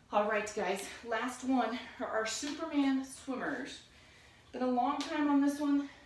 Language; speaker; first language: English; native; English